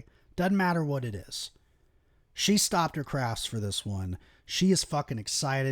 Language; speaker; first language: English; native; English